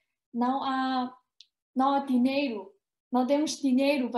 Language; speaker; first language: Portuguese; non-native, fluent; Chinese